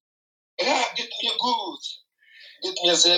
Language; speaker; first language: German; non-native, fluent; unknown